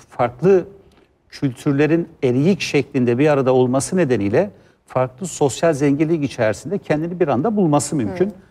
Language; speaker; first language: Turkish; native; Turkish